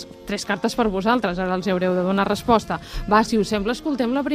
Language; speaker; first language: Catalan; native; Catalan